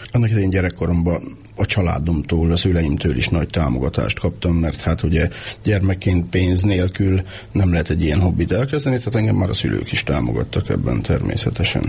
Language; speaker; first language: Hungarian; native; Hungarian